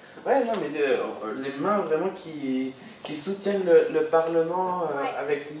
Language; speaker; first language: French; native; French